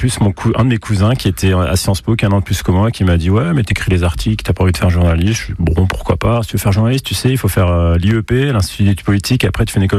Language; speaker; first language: French; native; French